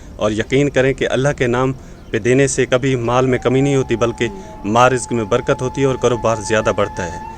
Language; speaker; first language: Urdu; non-native, local second language; Punjabi